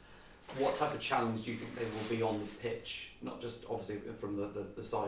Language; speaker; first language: English; native; English